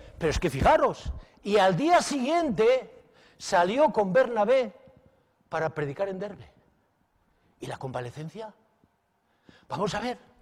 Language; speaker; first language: Spanish; native; Spanish